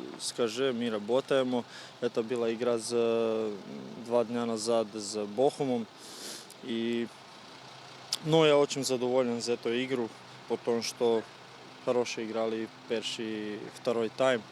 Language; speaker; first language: Russian; non-native, learner; Croatian